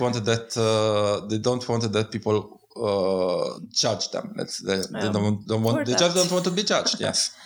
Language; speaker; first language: English; non-native, fluent; Italian